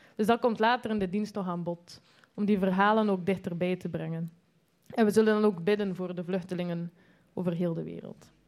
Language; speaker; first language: Dutch; native; Dutch